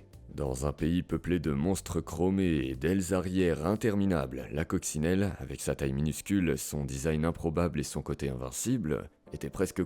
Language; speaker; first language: French; native; French